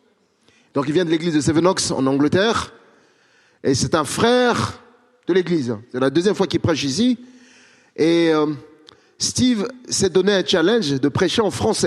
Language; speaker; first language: French; native; French